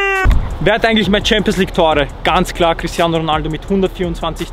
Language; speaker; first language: German; native; German